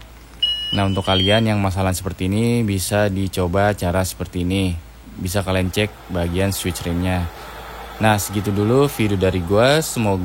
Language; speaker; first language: Indonesian; native; Indonesian